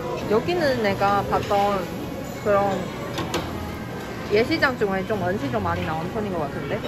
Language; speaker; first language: Korean; non-native, fluent; Chinese